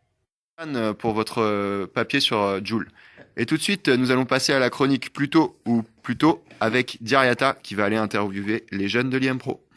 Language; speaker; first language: French; native; French